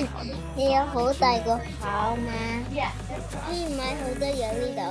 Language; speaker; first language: Cantonese; early bilingual, heritage; English